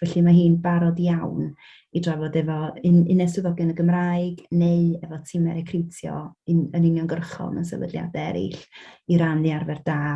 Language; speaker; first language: Welsh; native; Welsh